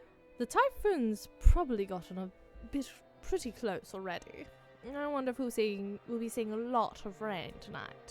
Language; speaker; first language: English; native; English